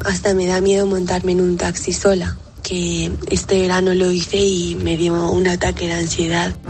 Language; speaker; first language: Spanish; early bilingual, other home language; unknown